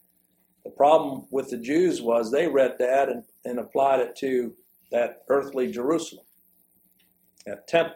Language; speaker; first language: English; native; English